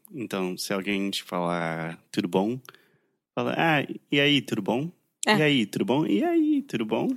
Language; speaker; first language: Portuguese; non-native, fluent; English